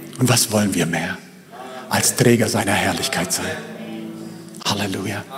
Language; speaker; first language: German; early bilingual, other home language; Croatian